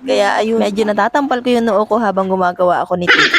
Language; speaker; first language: Filipino; native; Filipino